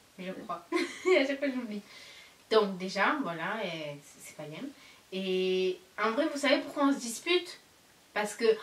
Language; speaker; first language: French; native; French